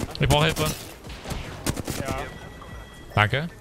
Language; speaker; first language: German; native; German